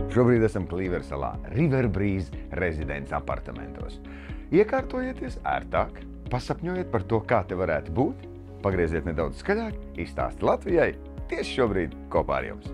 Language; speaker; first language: Latvian; native; Latvian